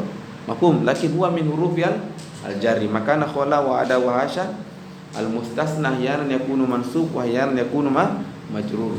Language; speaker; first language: Arabic; non-native, fluent; Indonesian